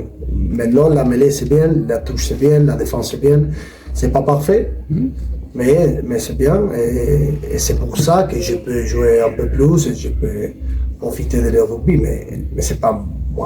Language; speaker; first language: French; non-native, learner; Spanish